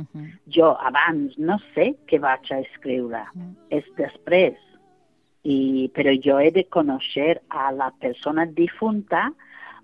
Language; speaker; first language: Catalan; non-native, fluent; English